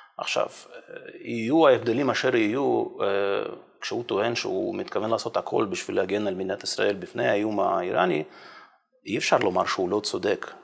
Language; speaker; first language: Hebrew; native; Hebrew